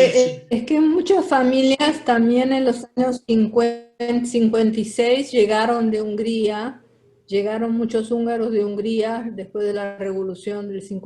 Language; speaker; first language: Spanish; early bilingual, other home language; Hungarian